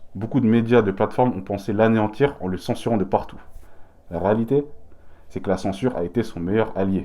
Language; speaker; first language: French; native; French